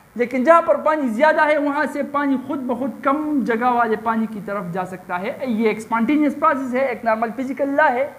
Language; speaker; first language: Urdu; non-native, local second language; Pashto